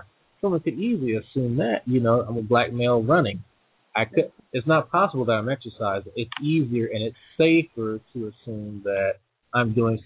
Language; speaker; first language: English; native; English